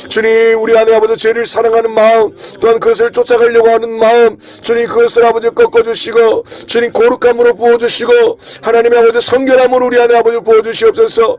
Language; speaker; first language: Korean; native; Korean